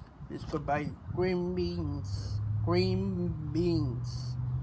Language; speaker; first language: English; non-native, learner; Spanish